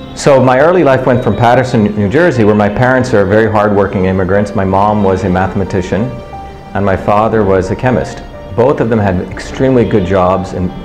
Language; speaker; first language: English; early bilingual, other home language; Tamil